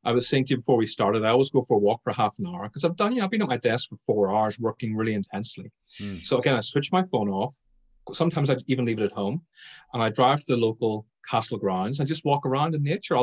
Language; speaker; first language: English; native; English